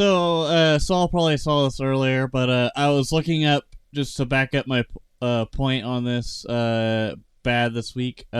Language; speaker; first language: English; native; English